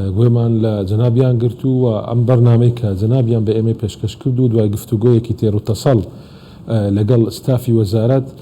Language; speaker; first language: Central Kurdish; non-native, local second language; Assyrian Neo-Aramaic